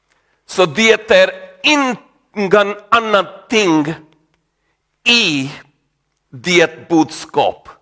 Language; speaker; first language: Swedish; non-native, learner; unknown